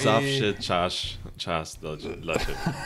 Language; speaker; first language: Polish; non-native, learner; English